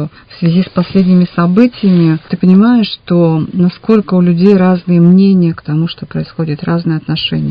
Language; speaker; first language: Russian; native; Russian